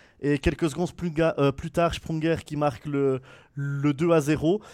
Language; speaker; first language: French; native; French